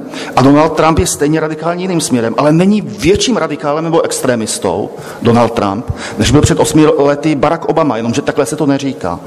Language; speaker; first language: Czech; native; Czech